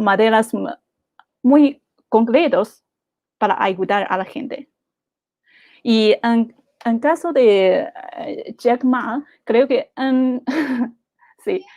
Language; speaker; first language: Spanish; non-native, fluent; Chinese